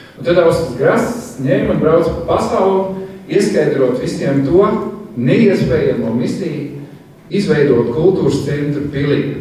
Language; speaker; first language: Latvian; early bilingual, heritage; Latvian